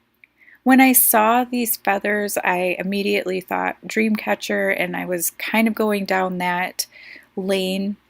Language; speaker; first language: English; native; English